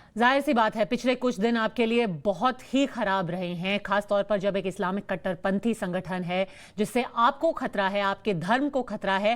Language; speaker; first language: Hindi; native; Hindi